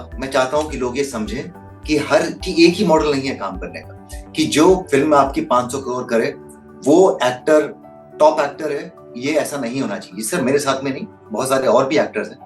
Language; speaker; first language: Hindi; native; Hindi